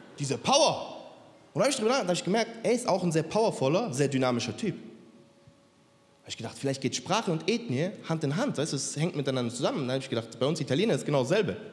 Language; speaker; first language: German; native; German